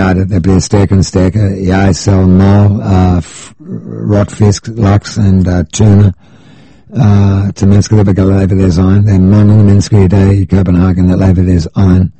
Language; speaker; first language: Danish; non-native, fluent; English